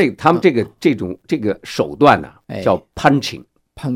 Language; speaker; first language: Chinese; native; Chinese